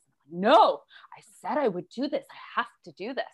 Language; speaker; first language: English; native; English